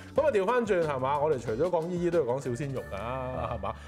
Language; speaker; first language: Cantonese; native; Cantonese